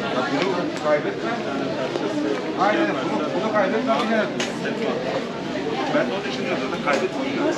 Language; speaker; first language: Turkish; native; Turkish